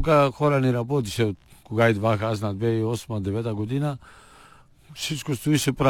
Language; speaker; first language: Bulgarian; non-native, learner; Greek